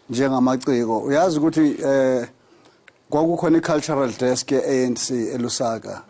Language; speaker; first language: Zulu; native; Zulu